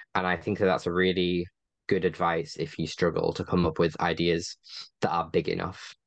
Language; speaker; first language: English; native; English